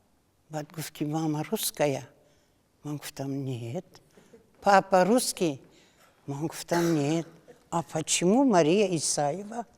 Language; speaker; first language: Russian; non-native, local second language; Tajik